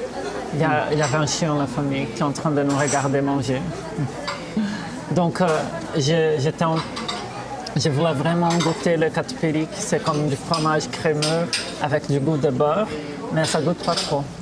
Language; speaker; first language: French; early bilingual, heritage; Portuguese